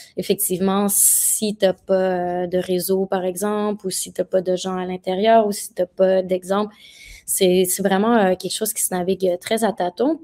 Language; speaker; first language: French; native; French